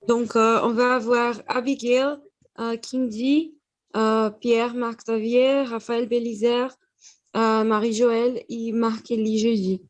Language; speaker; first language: French; non-native, fluent; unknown